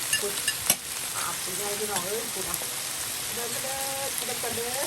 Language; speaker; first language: Dutch; non-native, learner; Thai